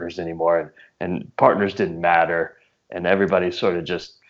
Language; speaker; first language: English; native; English